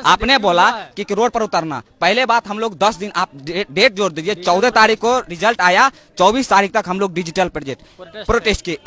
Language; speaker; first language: Hindi; native; Hindi